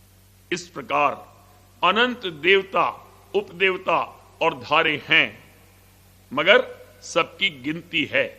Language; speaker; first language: Hindi; native; Hindi